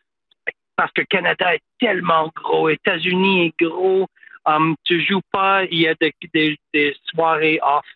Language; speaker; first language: French; non-native, local second language; English